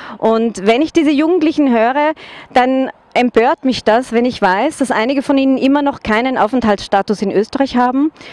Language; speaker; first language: German; native; German